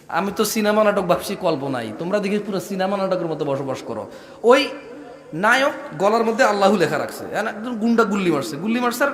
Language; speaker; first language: Bangla; early bilingual, heritage; Bangla